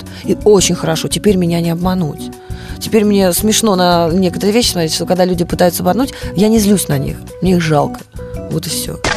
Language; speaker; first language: Russian; native; Russian